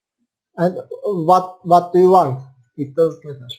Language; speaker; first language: English; non-native, learner; Turkish